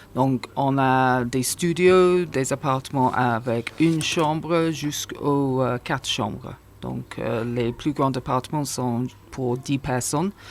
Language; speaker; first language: French; non-native, fluent; English